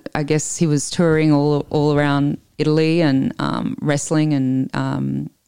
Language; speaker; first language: English; early bilingual, other home language; Italian